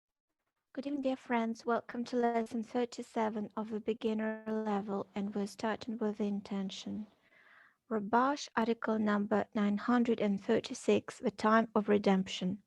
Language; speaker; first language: English; non-native, fluent; Russian